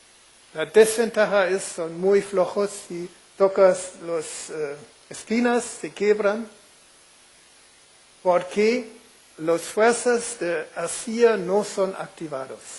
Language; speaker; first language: Spanish; non-native, fluent; German